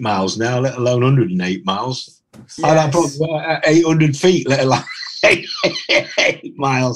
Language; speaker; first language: English; native; English